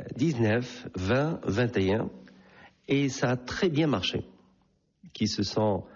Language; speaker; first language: French; non-native, local second language; Arabic